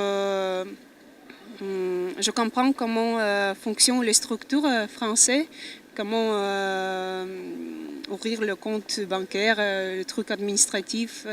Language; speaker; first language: French; non-native, fluent; Russian